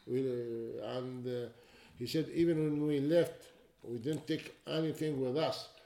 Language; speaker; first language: English; non-native, learner; Arabic